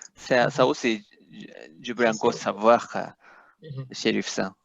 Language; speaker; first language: French; non-native, fluent; Japanese